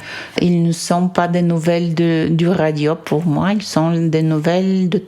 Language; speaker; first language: French; non-native, fluent; Bulgarian